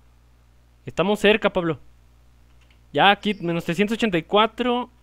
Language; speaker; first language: Spanish; native; Spanish